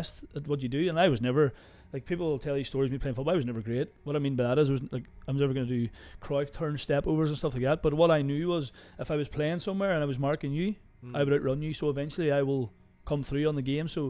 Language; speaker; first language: English; native; English